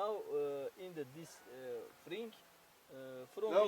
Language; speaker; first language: English; non-native, learner; Turkish